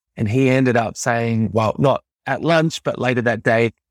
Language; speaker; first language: English; native; English